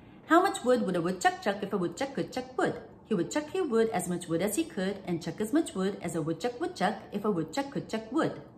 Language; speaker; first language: English; early bilingual, other home language; Japanese